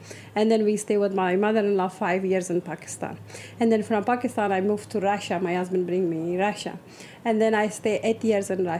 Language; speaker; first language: English; non-native, learner; Persian